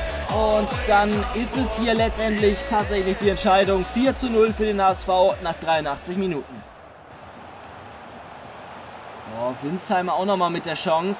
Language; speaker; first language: German; native; German